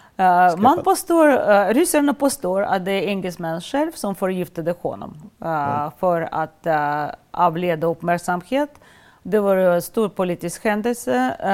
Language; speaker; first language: Swedish; non-native, fluent; Russian